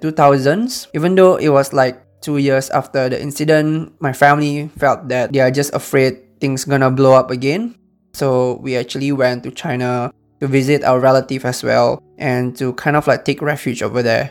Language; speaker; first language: English; early bilingual, other home language; Indonesian